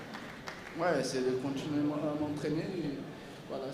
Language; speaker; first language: French; non-native, fluent; Portuguese